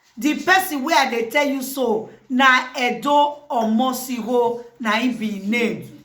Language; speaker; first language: Nigerian Pidgin; non-native, local second language; Bini